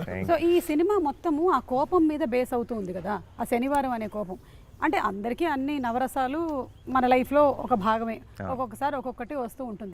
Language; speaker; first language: Telugu; native; Telugu